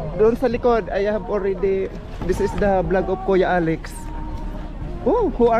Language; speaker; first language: English; non-native, local second language; Filipino